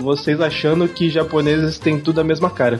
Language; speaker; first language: Portuguese; native; Portuguese